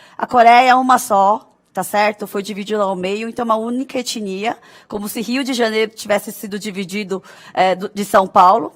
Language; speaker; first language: Portuguese; early bilingual, other home language; Korean